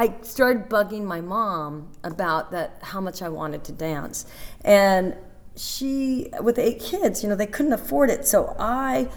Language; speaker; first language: English; native; English